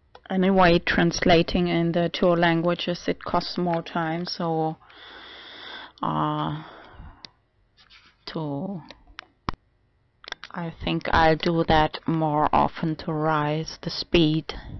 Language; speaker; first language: English; non-native, fluent; German